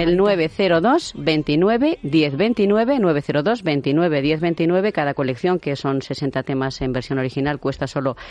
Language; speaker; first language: Spanish; native; Spanish